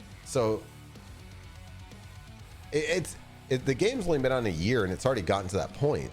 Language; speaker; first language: English; native; English